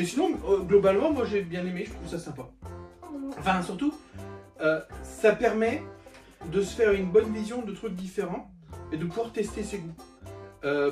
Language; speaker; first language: French; native; French